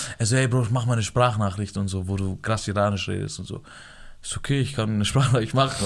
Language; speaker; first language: German; early bilingual, other home language; Persian